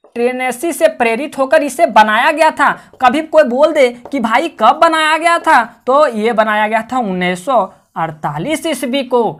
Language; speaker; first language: Hindi; native; Hindi